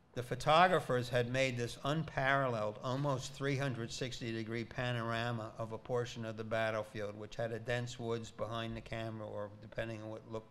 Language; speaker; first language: English; native; English